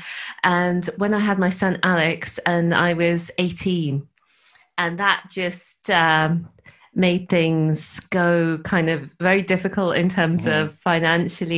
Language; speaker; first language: English; native; English